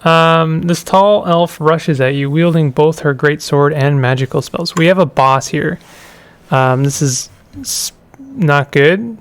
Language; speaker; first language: English; native; English